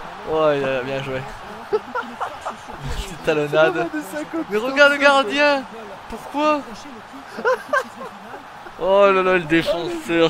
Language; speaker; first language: French; native; French